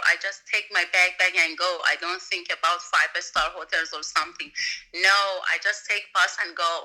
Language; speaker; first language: English; non-native, learner; Persian